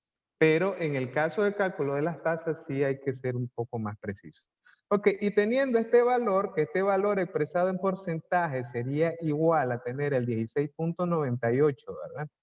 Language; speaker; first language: Spanish; native; Spanish